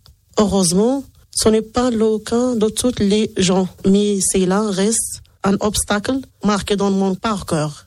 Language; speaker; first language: French; non-native, local second language; Arabic